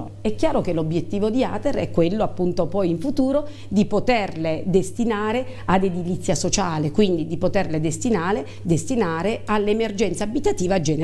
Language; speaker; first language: Italian; native; Italian